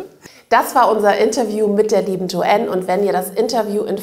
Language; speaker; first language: German; native; German